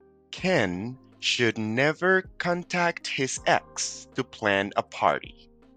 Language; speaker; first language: English; non-native, fluent; Spanish